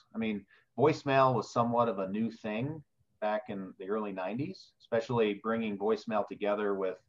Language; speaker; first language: English; native; English